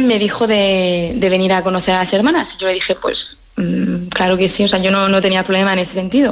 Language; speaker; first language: Spanish; early bilingual, heritage; French